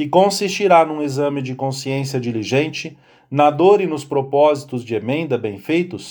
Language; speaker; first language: Portuguese; native; Portuguese